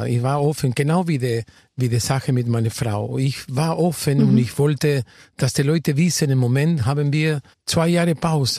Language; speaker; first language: German; non-native, fluent; Spanish